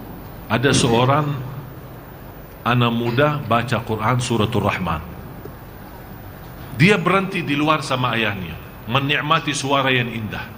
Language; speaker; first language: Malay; non-native, fluent; Arabic